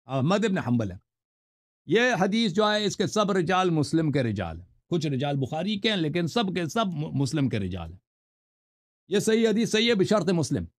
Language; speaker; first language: Urdu; non-native, fluent; Persian